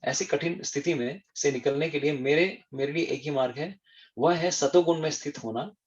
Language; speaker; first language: Hindi; non-native, local second language; Bangla